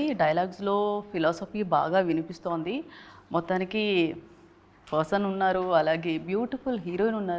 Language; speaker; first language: Telugu; native; Telugu